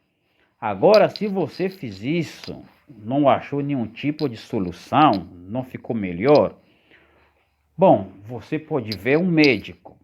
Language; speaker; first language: Portuguese; non-native, fluent; Haitian Creole